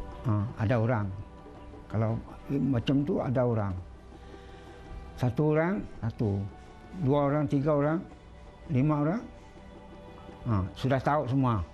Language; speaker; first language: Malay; non-native, local second language; Iban